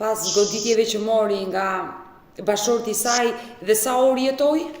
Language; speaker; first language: Albanian; native; Albanian